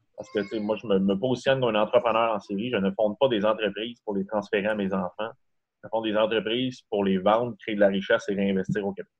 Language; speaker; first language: French; native; French